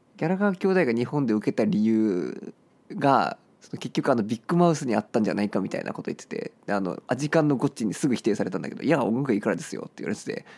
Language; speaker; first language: Japanese; native; Japanese